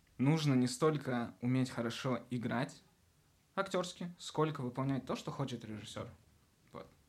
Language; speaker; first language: Russian; native; Russian